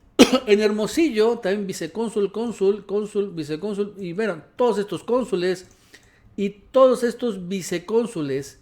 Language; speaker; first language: Spanish; native; Spanish